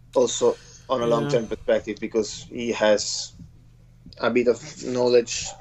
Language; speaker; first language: English; non-native, fluent; Italian